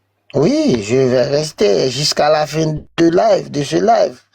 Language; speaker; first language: French; non-native, learner; Spanish